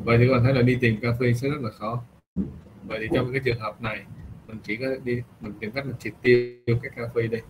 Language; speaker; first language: Vietnamese; native; Vietnamese